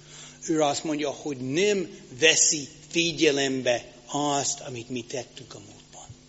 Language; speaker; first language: Hungarian; non-native, fluent; English